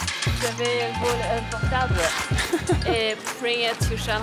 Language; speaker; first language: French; non-native, learner; Chinese